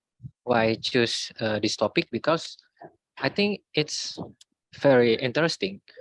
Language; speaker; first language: English; non-native, learner; Indonesian